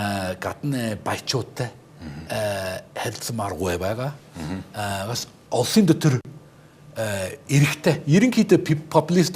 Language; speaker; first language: Mongolian; non-native, fluent; English